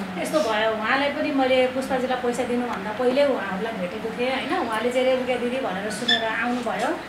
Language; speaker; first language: Nepali; native; Nepali